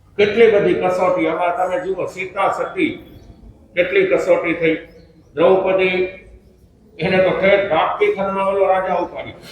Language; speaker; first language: Gujarati; non-native, local second language; Kachhi